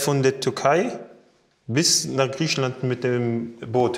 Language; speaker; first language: German; early bilingual, other home language; Portuguese